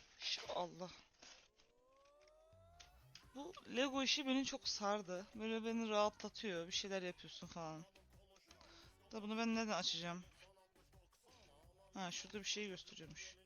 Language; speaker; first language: Turkish; native; Turkish